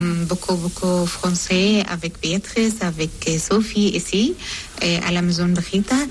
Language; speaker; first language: French; non-native, learner; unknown